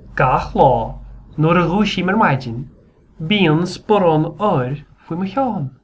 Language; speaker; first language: Irish; native; Irish